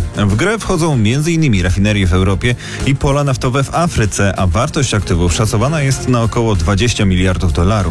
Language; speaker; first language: Polish; native; Polish